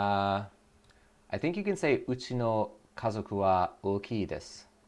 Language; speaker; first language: Japanese; non-native, learner; English